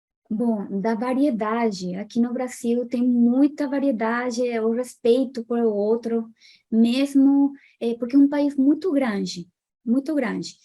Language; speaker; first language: Portuguese; non-native, fluent; Spanish